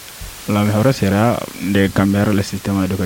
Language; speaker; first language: Spanish; non-native, learner; Wolof